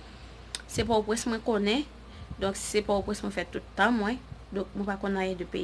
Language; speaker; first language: French; non-native, learner; Haitian Creole